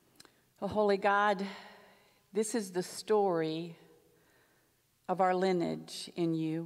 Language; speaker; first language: English; native; English